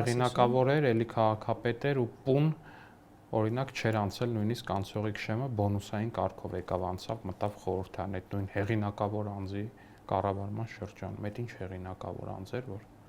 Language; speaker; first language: Armenian; native; Armenian